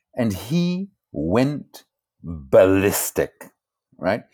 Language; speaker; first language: English; native; English